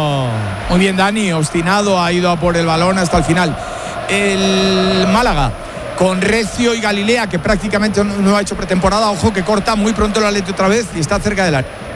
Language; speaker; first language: Spanish; native; Spanish